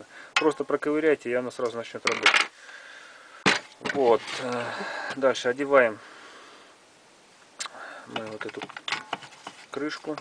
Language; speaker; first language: Russian; native; Russian